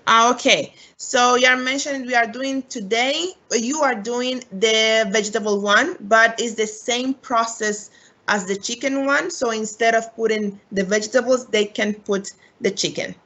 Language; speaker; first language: English; non-native, fluent; Romanian